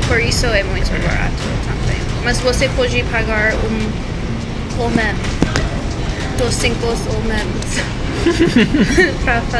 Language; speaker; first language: Portuguese; non-native, learner; English